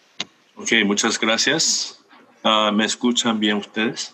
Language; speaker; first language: Spanish; non-native, fluent; Korean